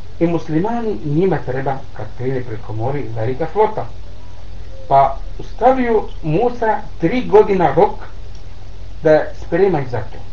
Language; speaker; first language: Bosnian; non-native, learner; Arabic